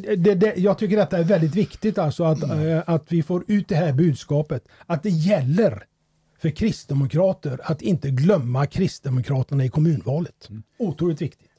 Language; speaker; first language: Swedish; native; Swedish